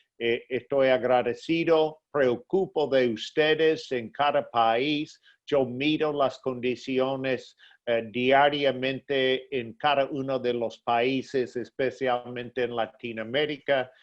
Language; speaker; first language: Spanish; non-native, fluent; English